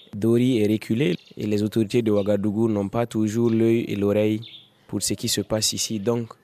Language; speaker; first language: French; non-native, local second language; Fula